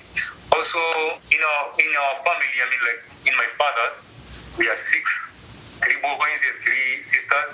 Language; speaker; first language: English; non-native, local second language; Swahili